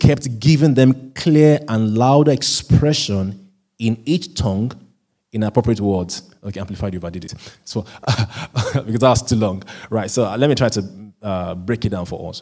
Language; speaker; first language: English; non-native, local second language; Yoruba